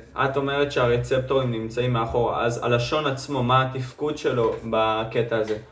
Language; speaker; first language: Hebrew; non-native, fluent; Ukrainian